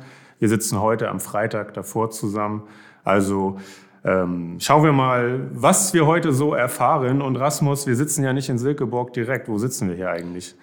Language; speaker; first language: German; native; German